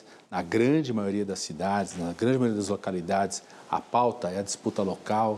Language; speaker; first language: Portuguese; native; Portuguese